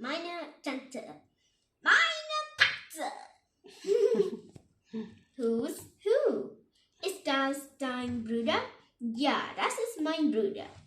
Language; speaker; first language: German; non-native, learner; Vietnamese